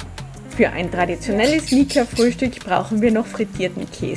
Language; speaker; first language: German; native; German